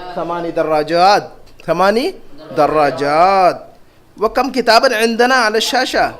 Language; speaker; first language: Arabic; non-native, fluent; Urdu